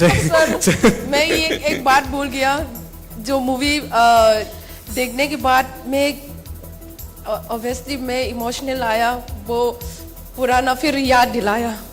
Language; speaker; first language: Hindi; non-native, local second language; Manipuri